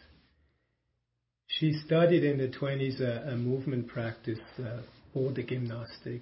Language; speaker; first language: English; non-native, fluent; German